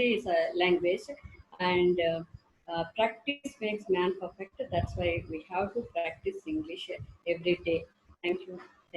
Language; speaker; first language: English; non-native, learner; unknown